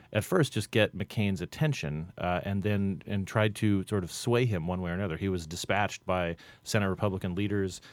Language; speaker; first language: English; native; English